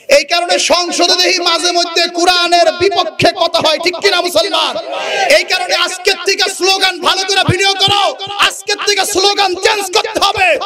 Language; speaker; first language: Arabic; non-native, fluent; Bangla